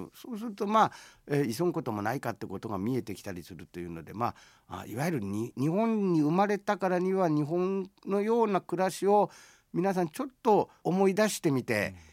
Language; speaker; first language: Japanese; native; Japanese